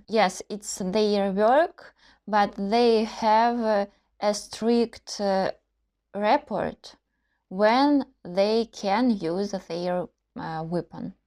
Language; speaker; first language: English; non-native, learner; Russian